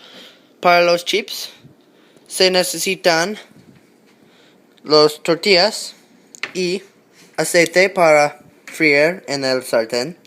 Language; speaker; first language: Spanish; non-native, learner; English